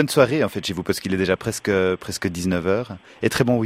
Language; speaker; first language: French; native; French